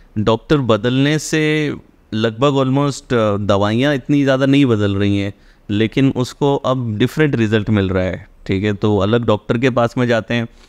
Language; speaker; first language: Hindi; native; Hindi